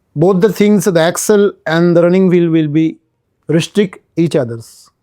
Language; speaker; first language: English; non-native, local second language; Marathi